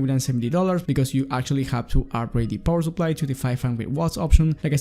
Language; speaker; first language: English; non-native, fluent; Spanish